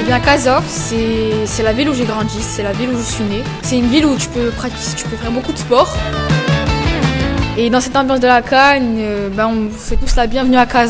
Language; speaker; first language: French; non-native, local second language; Arabic